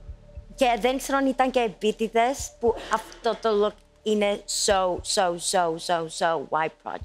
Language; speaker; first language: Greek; early bilingual, heritage; Greek